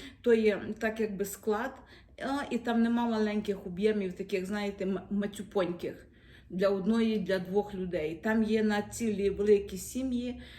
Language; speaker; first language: Ukrainian; native; Ukrainian